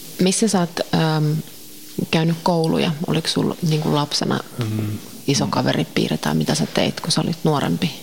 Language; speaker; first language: Finnish; native; Finnish